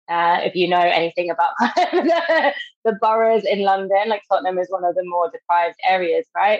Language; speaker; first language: English; native; English